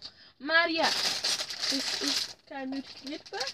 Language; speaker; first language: Dutch; early bilingual, other home language; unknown